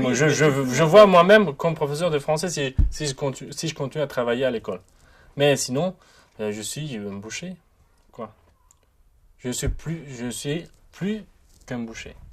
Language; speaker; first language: French; non-native, fluent; Uzbek